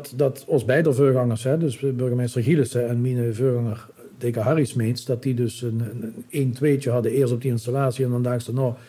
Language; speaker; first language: Dutch; non-native, local second language; Limburgish